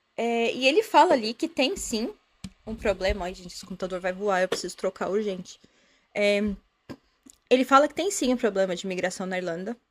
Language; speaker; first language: Portuguese; native; Portuguese